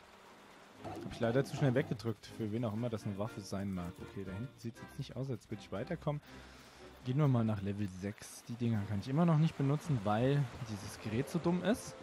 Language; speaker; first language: German; native; German